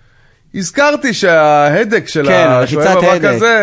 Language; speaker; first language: Hebrew; native; Hebrew